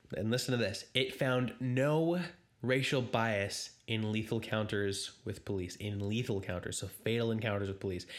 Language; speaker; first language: English; native; English